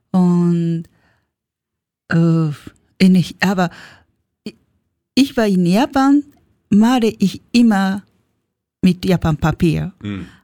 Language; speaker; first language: German; non-native, learner; Japanese